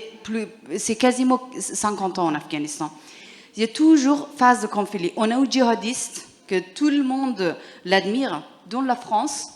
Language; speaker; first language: French; non-native, learner; Persian